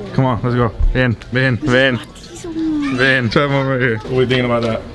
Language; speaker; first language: English; early bilingual, other home language; Spanish